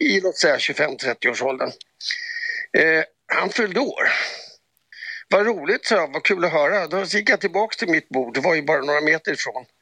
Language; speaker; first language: Swedish; native; Swedish